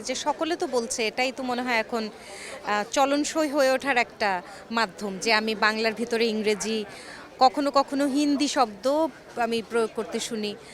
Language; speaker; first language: Bangla; native; Bangla